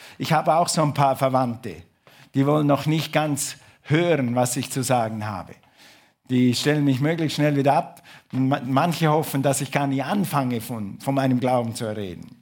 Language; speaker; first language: German; non-native, fluent; English